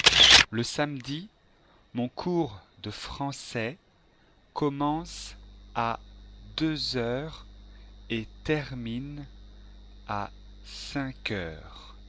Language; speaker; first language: French; non-native, learner; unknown